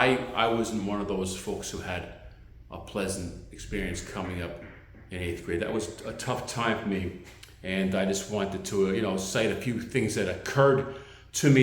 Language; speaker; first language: English; native; English